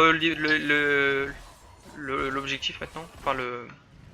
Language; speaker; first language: French; native; French